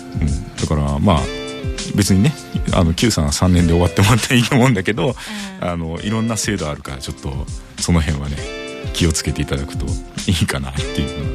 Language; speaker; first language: Japanese; native; Japanese